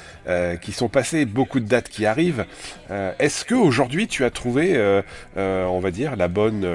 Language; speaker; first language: French; native; French